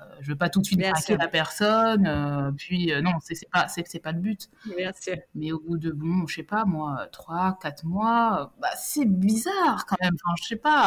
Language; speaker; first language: French; native; French